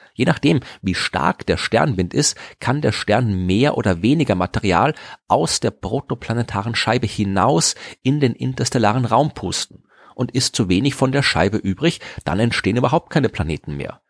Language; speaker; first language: German; native; German